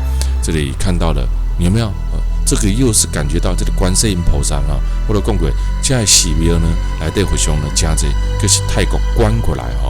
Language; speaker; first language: Chinese; native; Chinese